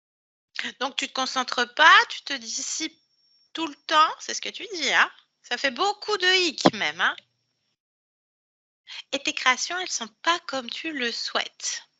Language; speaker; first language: French; native; French